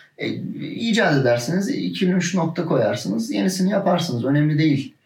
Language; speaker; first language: Turkish; native; Turkish